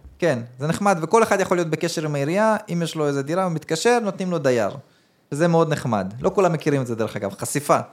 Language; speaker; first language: Hebrew; early bilingual, other home language; Russian